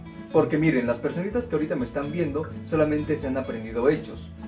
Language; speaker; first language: Spanish; native; Spanish